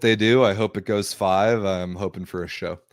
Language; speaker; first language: English; native; English